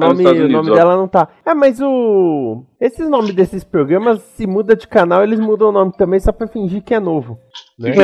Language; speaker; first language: Portuguese; native; Portuguese